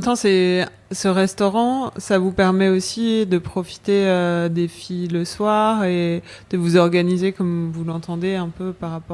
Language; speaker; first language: French; native; French